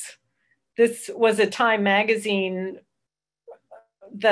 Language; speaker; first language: English; native; English